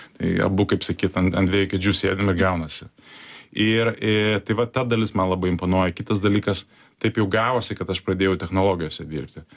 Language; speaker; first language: Lithuanian; native; Lithuanian